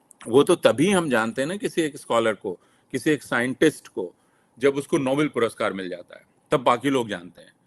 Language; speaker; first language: Hindi; native; Hindi